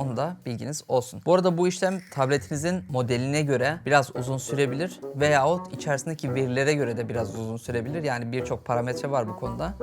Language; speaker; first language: Turkish; native; Turkish